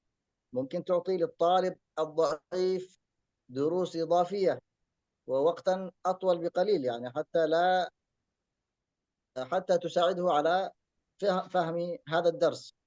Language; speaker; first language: Arabic; native; Arabic